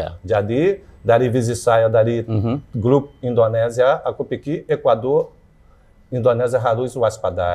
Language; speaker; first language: Indonesian; non-native, fluent; Portuguese